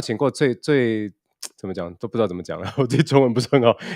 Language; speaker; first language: Chinese; early bilingual, other home language; Indonesian